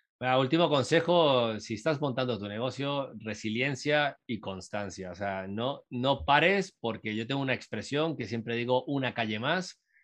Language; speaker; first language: Spanish; native; Spanish